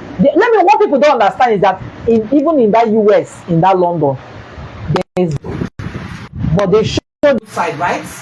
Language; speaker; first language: English; non-native, local second language; Igbo